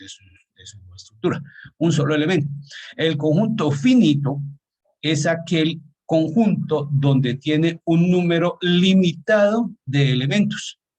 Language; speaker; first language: Spanish; native; Spanish